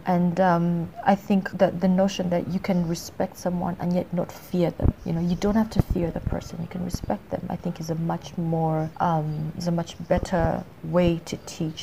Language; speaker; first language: English; non-native, local second language; Ganda